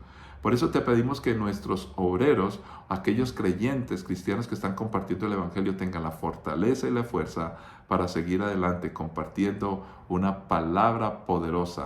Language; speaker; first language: Spanish; native; Spanish